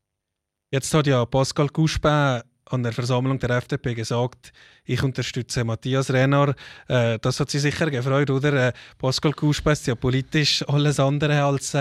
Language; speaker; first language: German; native; German